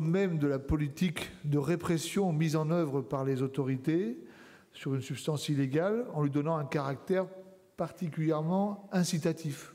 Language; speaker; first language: French; native; French